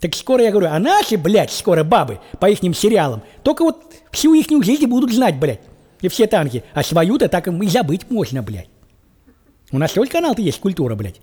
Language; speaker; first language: Russian; native; Russian